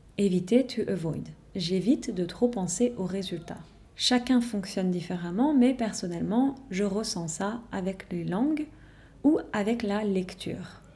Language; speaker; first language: French; native; French